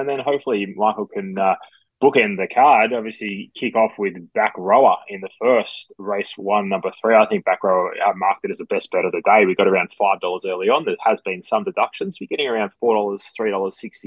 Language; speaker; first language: English; native; English